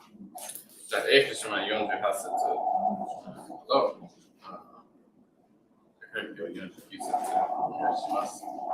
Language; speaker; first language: Japanese; non-native, learner; English